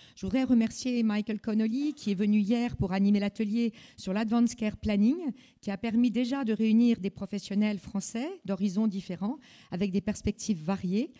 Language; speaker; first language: French; native; French